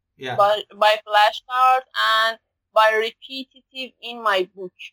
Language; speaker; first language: English; non-native, learner; Persian